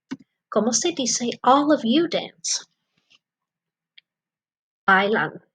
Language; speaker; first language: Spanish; non-native, fluent; English